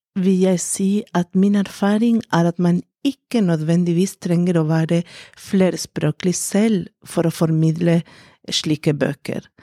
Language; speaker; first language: Norwegian; non-native, fluent; Spanish